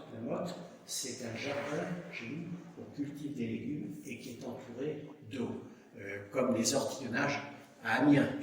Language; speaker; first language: French; native; French